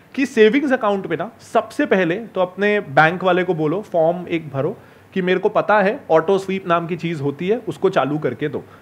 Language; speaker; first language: Hindi; native; Hindi